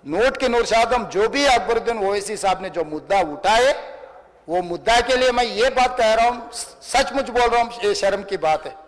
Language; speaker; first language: Hindi; non-native, local second language; Telugu